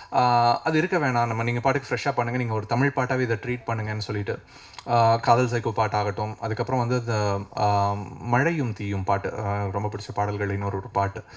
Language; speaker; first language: Tamil; native; Tamil